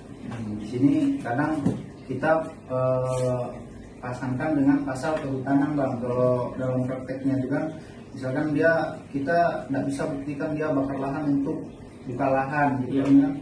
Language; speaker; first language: Indonesian; native; Indonesian